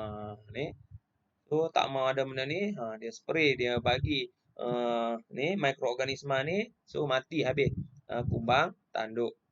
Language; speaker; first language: Malay; native; Malay